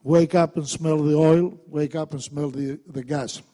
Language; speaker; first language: English; non-native, fluent; Greek